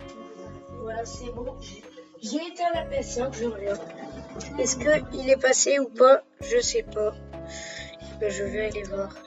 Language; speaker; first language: French; native; French